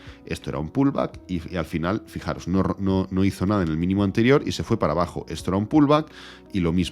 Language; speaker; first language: Spanish; native; Spanish